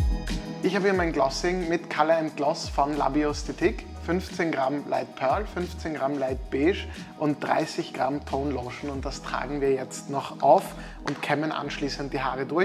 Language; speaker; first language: German; native; German